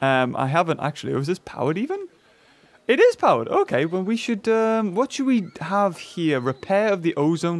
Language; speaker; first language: English; native; English